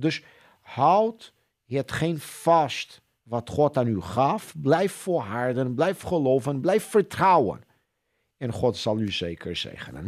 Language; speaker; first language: Dutch; non-native, fluent; Portuguese